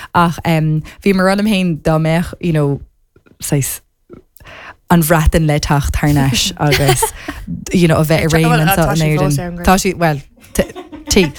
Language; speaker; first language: Irish; non-native, local second language; English